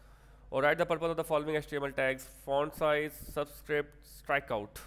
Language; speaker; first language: English; non-native, local second language; Urdu